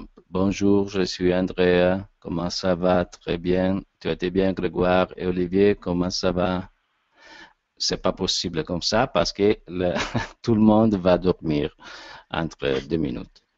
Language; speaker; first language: French; non-native, learner; Italian